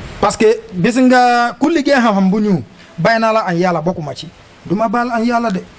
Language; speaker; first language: Wolof; non-native, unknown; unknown